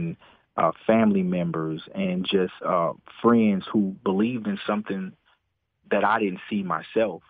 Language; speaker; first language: English; native; English